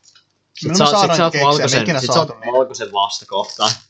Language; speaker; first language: Finnish; native; Finnish